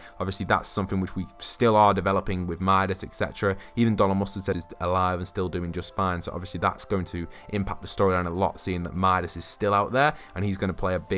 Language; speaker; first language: English; native; English